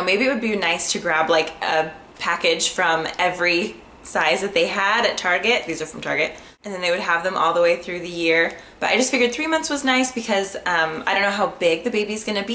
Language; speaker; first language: English; native; English